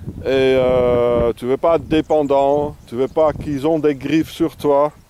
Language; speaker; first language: French; non-native, fluent; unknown